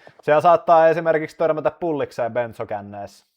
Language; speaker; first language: Finnish; native; Finnish